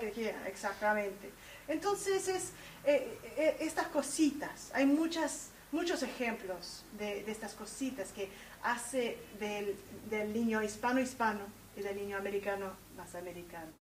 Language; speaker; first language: Spanish; early bilingual, heritage; Spanish